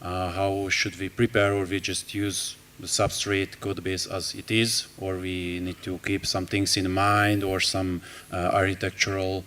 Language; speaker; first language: English; non-native, fluent; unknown